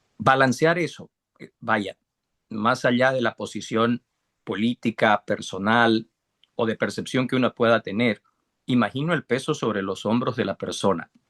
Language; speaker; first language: Spanish; native; Spanish